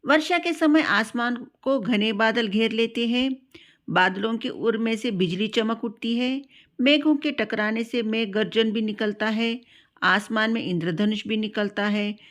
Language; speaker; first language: Hindi; non-native, local second language; Telugu